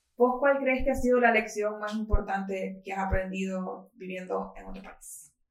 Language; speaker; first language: Spanish; native; Spanish